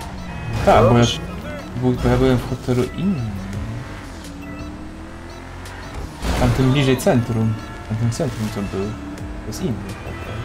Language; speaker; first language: Polish; native; Polish